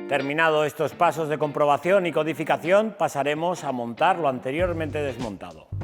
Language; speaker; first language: Spanish; native; Spanish